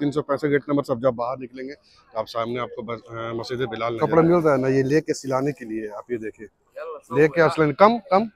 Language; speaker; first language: Hindi; native; Hindi